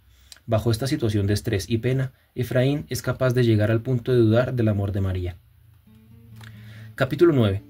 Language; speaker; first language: Spanish; native; Spanish